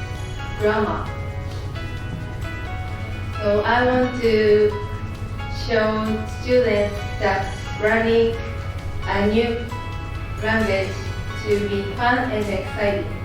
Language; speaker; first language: English; non-native, learner; Japanese